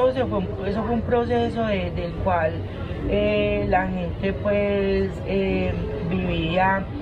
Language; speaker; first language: Spanish; native; Spanish